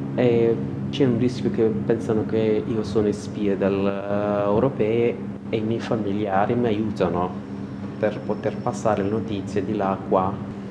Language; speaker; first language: Italian; non-native, learner; Persian